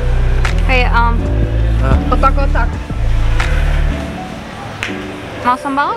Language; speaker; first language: Indonesian; non-native, learner; English